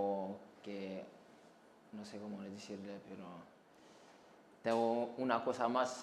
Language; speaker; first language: Spanish; non-native, learner; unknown